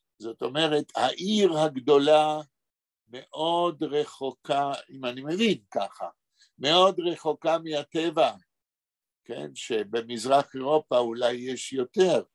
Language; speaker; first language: Hebrew; non-native, fluent; Spanish